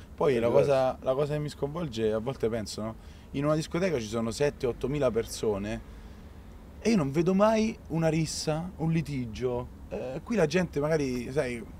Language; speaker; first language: Italian; native; Italian